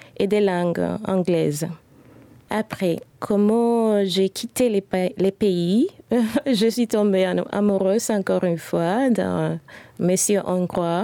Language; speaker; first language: French; non-native, fluent; Spanish